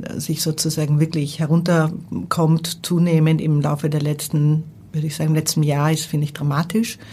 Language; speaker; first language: German; native; German